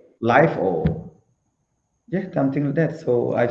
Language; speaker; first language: English; non-native, learner; Khmer